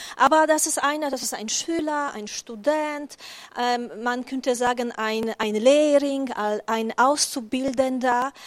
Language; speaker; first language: German; non-native, fluent; Polish